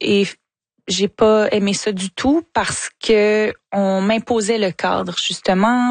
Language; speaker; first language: French; native; French